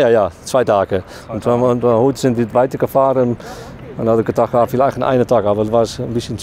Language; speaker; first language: German; non-native, learner; Dutch